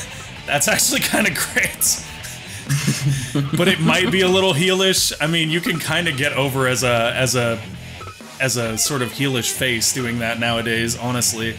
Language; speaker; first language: English; native; English